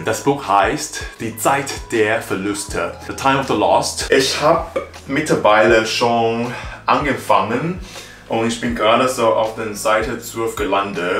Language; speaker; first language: German; non-native, learner; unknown